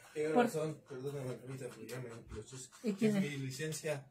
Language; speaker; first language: Spanish; native; Spanish